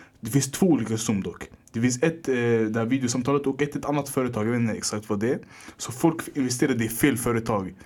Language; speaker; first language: Swedish; early bilingual, other home language; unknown